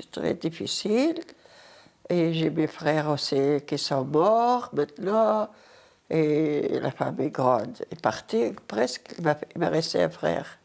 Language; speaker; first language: French; non-native, learner; Arabic